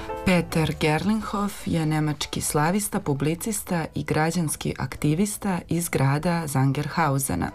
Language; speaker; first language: Serbian; native; Serbian